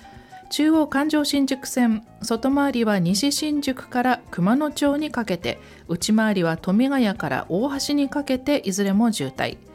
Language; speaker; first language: Japanese; native; Japanese